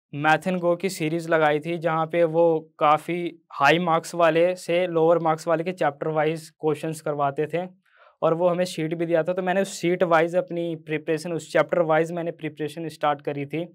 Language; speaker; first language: Hindi; native; Hindi